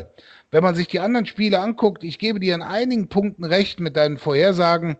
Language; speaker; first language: German; native; German